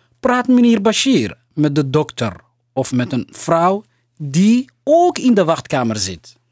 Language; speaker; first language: Dutch; non-native, learner; Somali